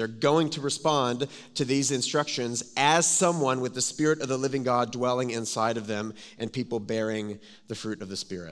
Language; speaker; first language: English; native; English